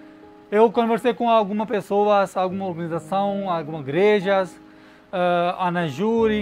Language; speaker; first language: Portuguese; non-native, learner; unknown